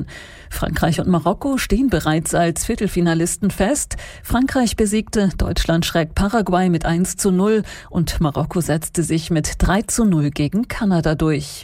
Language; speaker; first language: German; native; German